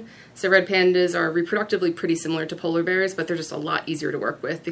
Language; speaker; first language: English; native; English